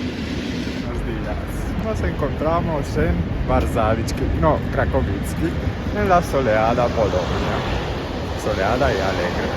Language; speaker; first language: Spanish; non-native, fluent; German